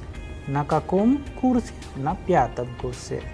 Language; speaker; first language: Russian; non-native, fluent; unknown